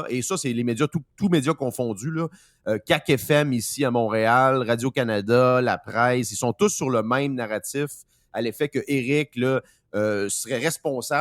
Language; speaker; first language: French; native; French